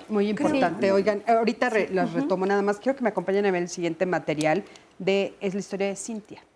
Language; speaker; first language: Spanish; native; Spanish